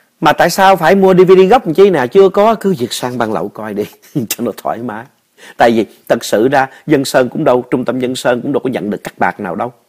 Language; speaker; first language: Vietnamese; native; Vietnamese